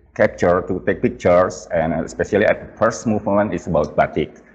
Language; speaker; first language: English; non-native, fluent; Indonesian